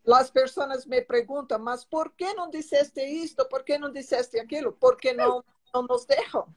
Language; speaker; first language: Spanish; non-native, learner; Portuguese